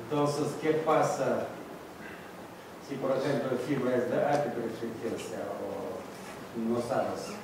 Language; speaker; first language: Spanish; non-native, fluent; Russian